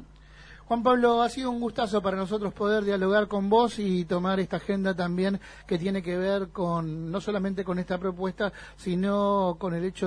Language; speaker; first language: Spanish; native; Spanish